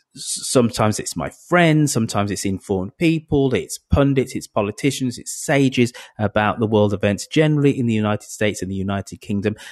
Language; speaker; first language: English; native; English